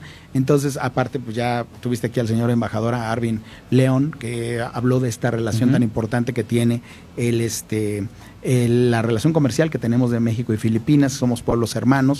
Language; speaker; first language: Spanish; native; Spanish